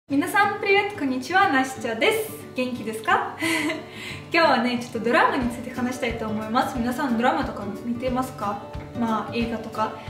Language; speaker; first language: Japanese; non-native, fluent; Russian